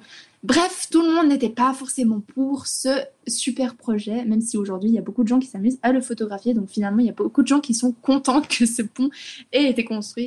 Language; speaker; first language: French; native; French